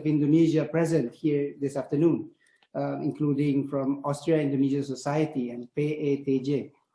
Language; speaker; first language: English; non-native, fluent; Indonesian